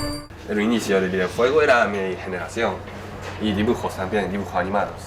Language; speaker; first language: Spanish; non-native, learner; Japanese